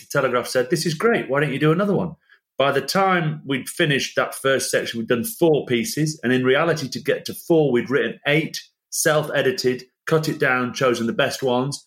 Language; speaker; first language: English; native; English